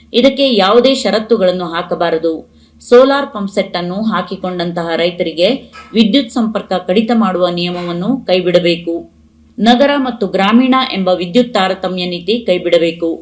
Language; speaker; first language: Kannada; native; Kannada